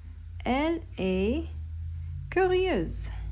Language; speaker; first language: French; non-native, fluent; English